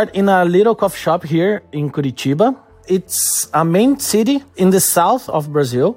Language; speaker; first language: English; non-native, learner; Portuguese